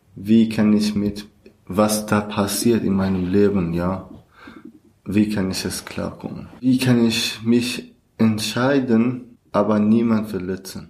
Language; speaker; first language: German; non-native, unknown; Kurdish